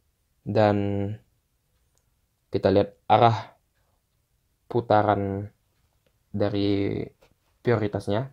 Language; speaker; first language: Indonesian; native; Indonesian